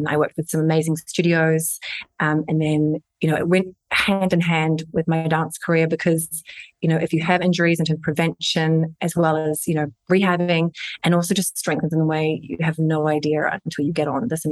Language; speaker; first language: English; native; English